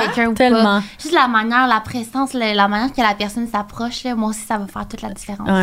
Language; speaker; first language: French; native; French